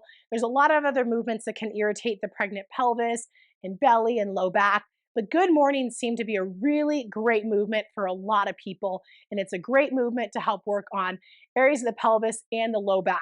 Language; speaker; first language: English; native; English